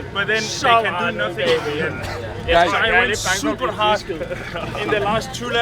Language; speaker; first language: English; non-native, fluent; Danish